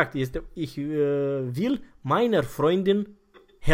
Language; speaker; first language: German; non-native, fluent; Romanian